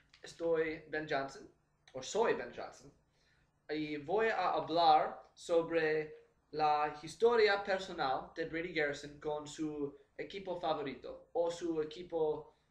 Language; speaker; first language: Spanish; non-native, learner; English